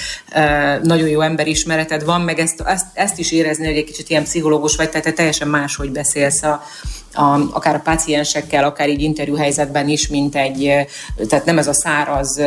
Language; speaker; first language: Hungarian; native; Hungarian